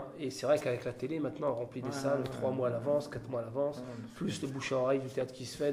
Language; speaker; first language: French; native; French